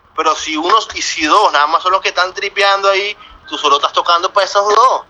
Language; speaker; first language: Spanish; native; Spanish